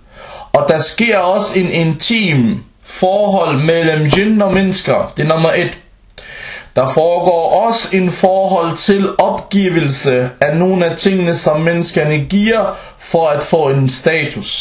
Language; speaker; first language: Danish; early bilingual, other home language; Arabic